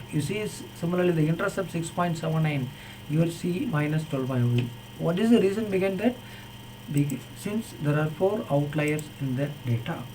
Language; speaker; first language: English; non-native, local second language; Tamil